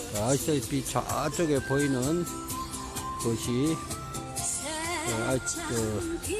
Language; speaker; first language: Korean; native; Korean